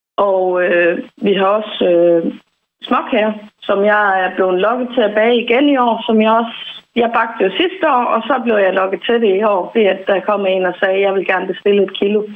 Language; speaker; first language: Danish; native; Danish